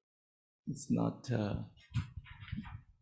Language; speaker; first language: English; non-native, learner; Thai